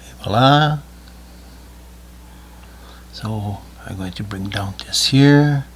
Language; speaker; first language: English; non-native, fluent; French